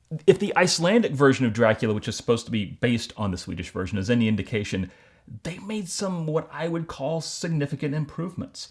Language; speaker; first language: English; native; English